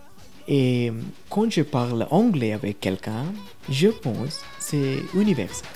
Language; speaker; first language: French; non-native, learner; Tamil